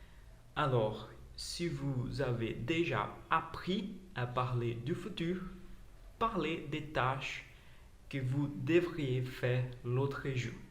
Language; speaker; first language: French; non-native, learner; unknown